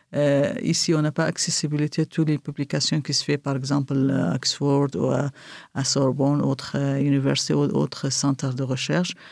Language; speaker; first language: French; non-native, fluent; Kurdish